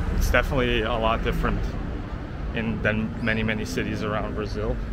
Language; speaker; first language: English; native; English